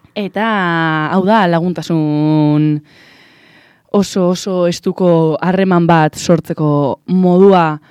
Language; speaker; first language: Basque; non-native, local second language; Spanish